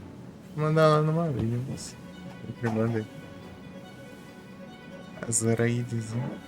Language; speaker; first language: Portuguese; native; Portuguese